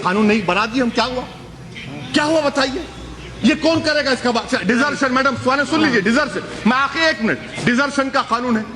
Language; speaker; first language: Urdu; native; Urdu